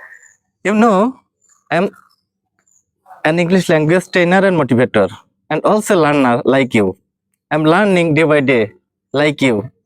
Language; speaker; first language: English; non-native, learner; Bangla